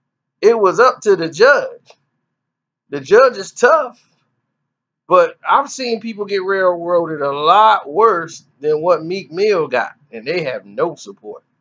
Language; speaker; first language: English; native; English